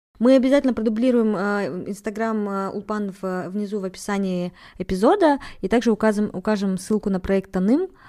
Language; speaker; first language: Russian; native; Russian